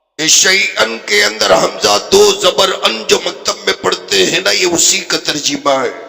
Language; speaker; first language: Urdu; native; Urdu